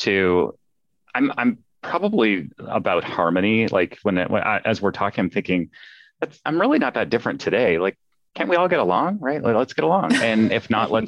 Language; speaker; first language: English; native; English